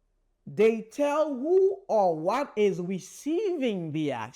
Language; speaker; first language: English; non-native, learner; Haitian Creole